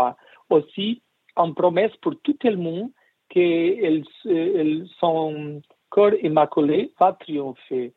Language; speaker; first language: French; non-native, learner; Portuguese